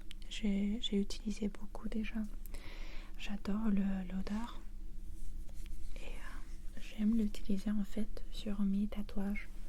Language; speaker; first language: French; non-native, fluent; English